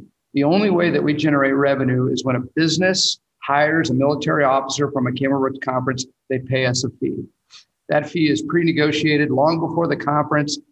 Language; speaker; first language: English; native; English